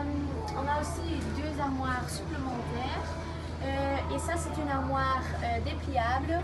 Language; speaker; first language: French; non-native, fluent; Dutch